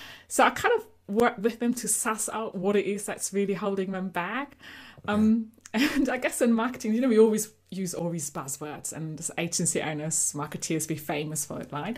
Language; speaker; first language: English; non-native, fluent; German